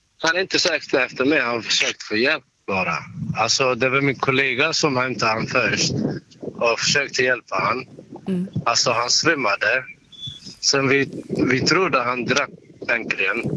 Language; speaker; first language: Swedish; non-native, learner; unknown